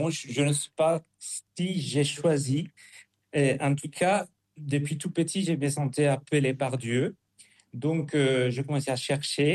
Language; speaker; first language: French; non-native, fluent; Spanish